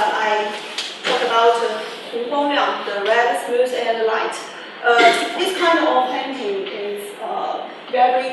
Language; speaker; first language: English; non-native, learner; Chinese